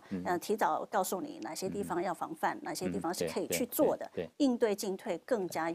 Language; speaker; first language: Chinese; native; Chinese